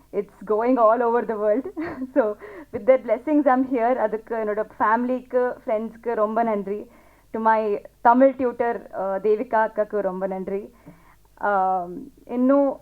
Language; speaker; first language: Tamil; non-native, learner; Telugu